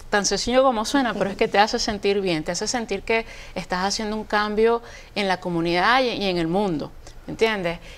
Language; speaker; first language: Spanish; native; Spanish